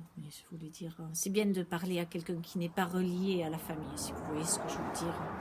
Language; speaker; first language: French; native; French